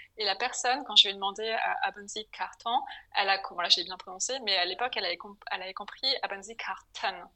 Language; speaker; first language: French; native; French